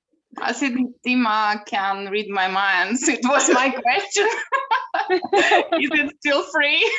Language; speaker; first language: English; non-native, learner; Ukrainian